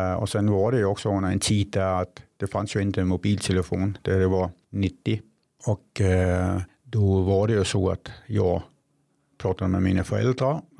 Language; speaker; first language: Swedish; non-native, fluent; Danish